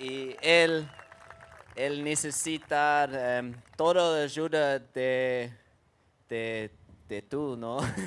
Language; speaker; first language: Spanish; non-native, learner; English